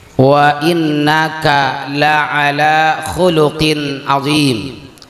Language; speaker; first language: Indonesian; native; Indonesian